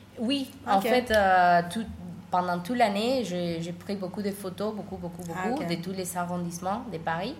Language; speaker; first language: French; non-native, learner; Spanish